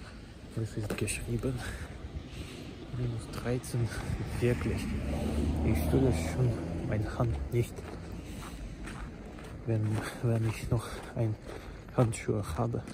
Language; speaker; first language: German; non-native, learner; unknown